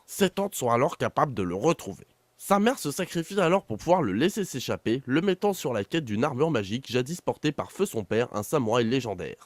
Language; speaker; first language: French; native; French